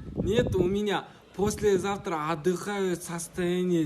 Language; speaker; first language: Russian; non-native, local second language; Kazakh